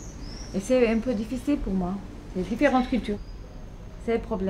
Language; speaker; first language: French; non-native, learner; Arabic